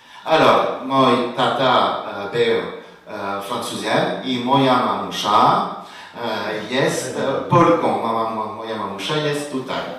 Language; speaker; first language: Polish; early bilingual, heritage; Polish